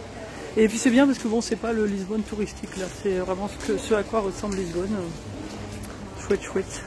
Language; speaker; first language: French; native; French